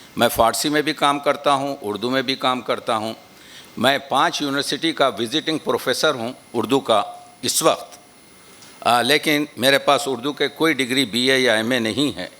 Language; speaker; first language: Urdu; native; Urdu